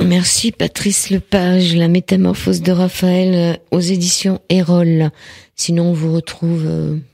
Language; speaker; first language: French; native; French